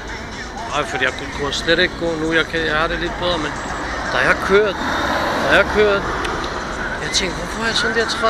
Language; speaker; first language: Danish; non-native, fluent; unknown